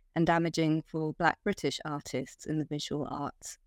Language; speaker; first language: English; non-native, fluent; Italian